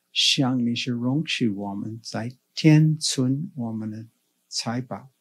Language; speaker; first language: Chinese; non-native, fluent; English